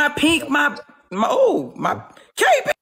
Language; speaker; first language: English; native; English